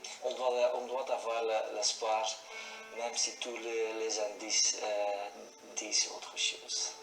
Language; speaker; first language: French; non-native, local second language; Dutch